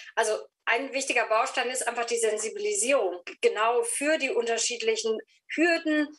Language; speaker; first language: German; native; German